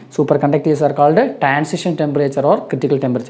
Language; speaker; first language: English; non-native, local second language; Malayalam